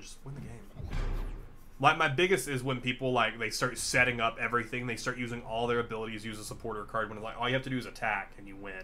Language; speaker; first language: English; native; English